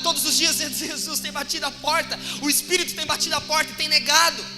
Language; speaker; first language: Portuguese; native; Portuguese